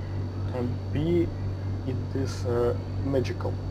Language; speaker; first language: English; non-native, learner; Russian